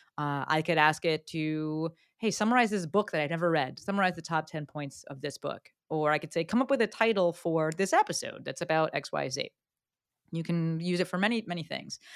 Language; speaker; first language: English; native; English